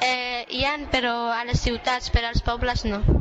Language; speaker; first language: Catalan; early bilingual, other home language; Bangla